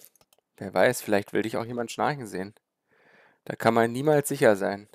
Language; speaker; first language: German; native; German